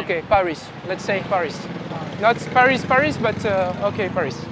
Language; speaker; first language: English; non-native, learner; French